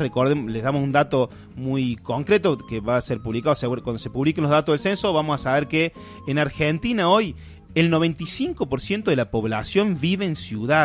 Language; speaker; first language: Spanish; native; Spanish